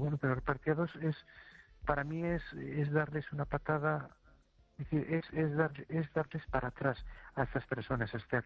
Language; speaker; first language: Spanish; native; Spanish